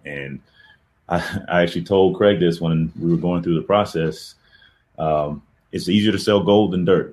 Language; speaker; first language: English; native; English